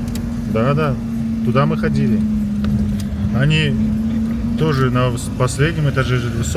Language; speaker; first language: Russian; native; Russian